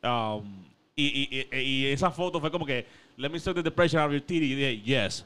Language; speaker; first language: Spanish; early bilingual, heritage; Spanish